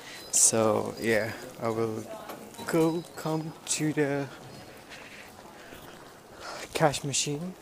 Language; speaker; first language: English; non-native, learner; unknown